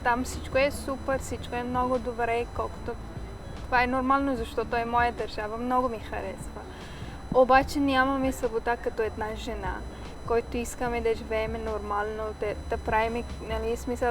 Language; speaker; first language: Bulgarian; non-native, learner; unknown